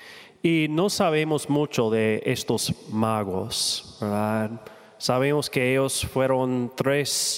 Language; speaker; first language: Spanish; non-native, fluent; English